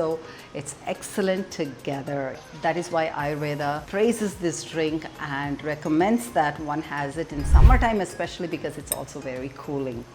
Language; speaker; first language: English; non-native, local second language; Telugu